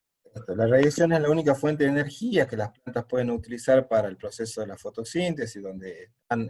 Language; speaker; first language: Spanish; native; Spanish